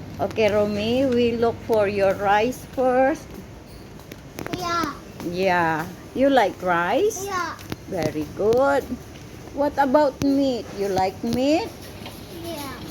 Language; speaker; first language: English; non-native, local second language; Filipino